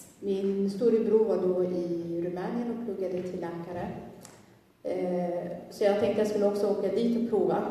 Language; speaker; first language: Swedish; early bilingual, other home language; Somali